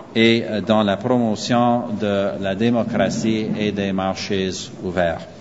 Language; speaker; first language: French; non-native, fluent; English